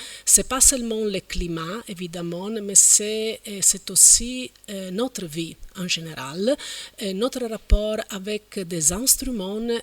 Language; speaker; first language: French; non-native, fluent; Italian